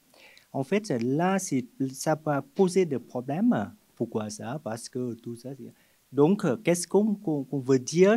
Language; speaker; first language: French; non-native, fluent; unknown